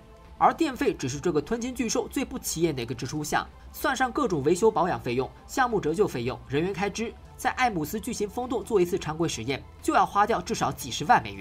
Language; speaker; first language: Chinese; native; Chinese